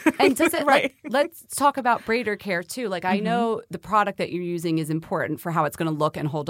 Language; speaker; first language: English; native; English